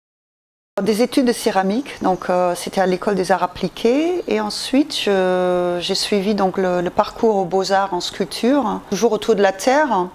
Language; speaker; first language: French; non-native, fluent; Dutch